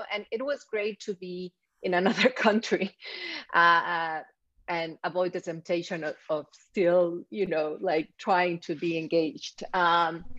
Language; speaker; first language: English; non-native, fluent; Spanish